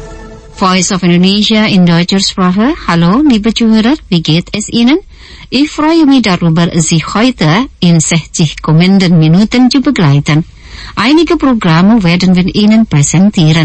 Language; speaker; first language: German; non-native, fluent; Indonesian